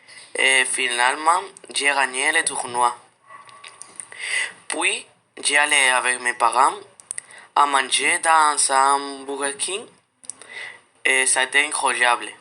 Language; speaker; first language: French; non-native, learner; Spanish